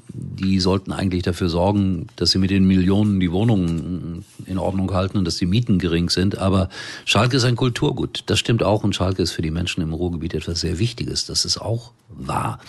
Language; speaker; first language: German; native; German